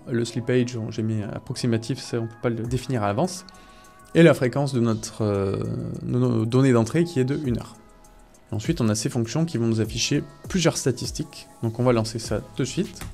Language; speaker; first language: French; native; French